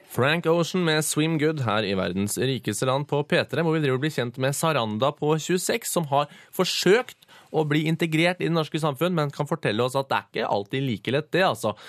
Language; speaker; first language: Norwegian; native; Norwegian